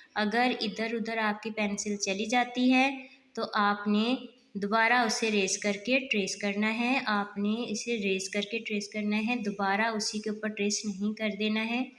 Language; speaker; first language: Urdu; non-native, local second language; Punjabi